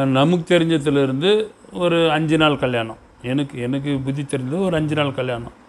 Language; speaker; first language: Tamil; non-native, local second language; Marathi